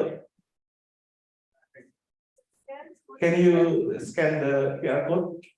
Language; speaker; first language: English; non-native, fluent; Indonesian